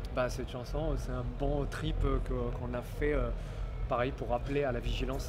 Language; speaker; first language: French; non-native, local second language; Arabic